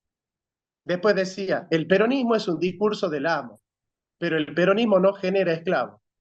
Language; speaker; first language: Spanish; native; Spanish